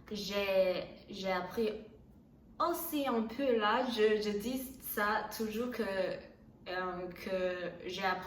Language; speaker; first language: French; non-native, learner; Chinese